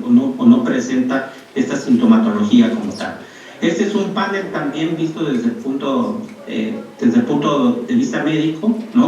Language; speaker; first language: Spanish; native; Spanish